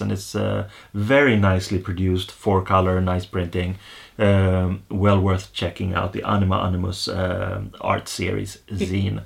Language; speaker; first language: English; non-native, fluent; Swedish